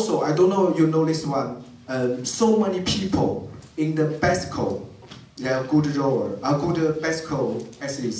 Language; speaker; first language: English; non-native, learner; Chinese